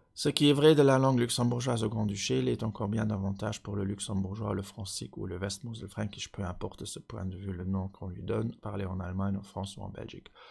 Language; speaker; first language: French; non-native, local second language; Luxembourgish